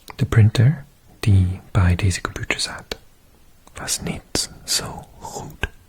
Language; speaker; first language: Dutch; non-native, learner; English